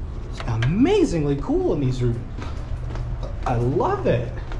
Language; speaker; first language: English; native; English